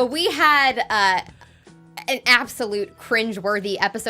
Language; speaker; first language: English; native; English